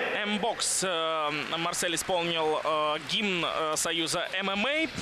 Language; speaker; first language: Russian; native; Russian